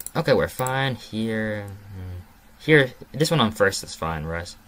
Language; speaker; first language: English; native; English